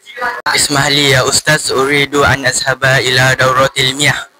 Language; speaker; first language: Arabic; non-native, learner; Malay